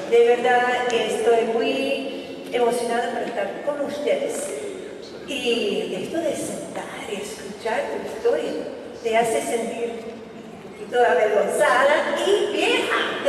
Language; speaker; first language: Spanish; non-native, fluent; Finnish